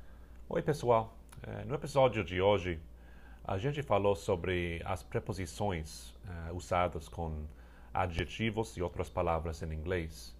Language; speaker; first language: Portuguese; non-native, fluent; English